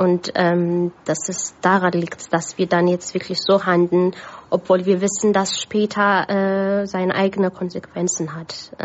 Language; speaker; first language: German; non-native, fluent; Amharic